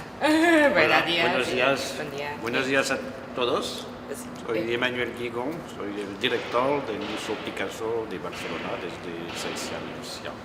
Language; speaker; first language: Spanish; non-native, fluent; French